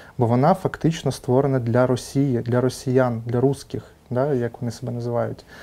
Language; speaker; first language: Ukrainian; non-native, local second language; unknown